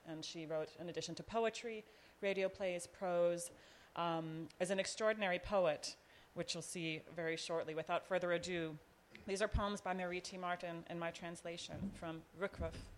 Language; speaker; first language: English; native; English